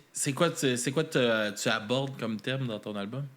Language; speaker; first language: French; native; French